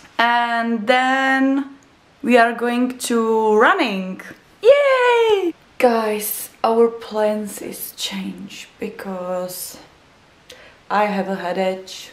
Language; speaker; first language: English; non-native, learner; Czech